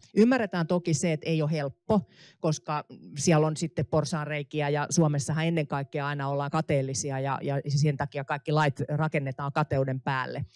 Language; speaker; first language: Finnish; native; Finnish